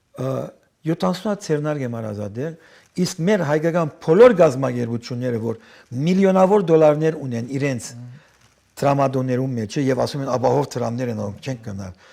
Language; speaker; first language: Armenian; early bilingual, heritage; Armenian